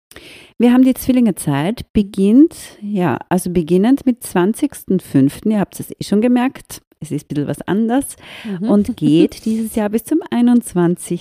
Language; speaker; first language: German; native; German